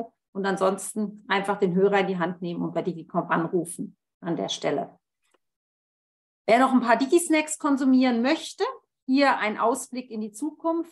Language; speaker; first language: German; native; German